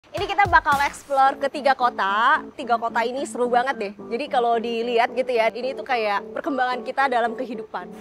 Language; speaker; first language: Indonesian; native; Indonesian